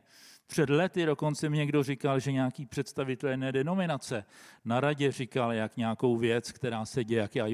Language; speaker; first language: Czech; native; Czech